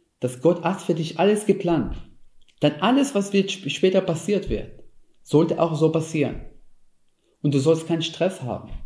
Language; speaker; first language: German; non-native, fluent; Hebrew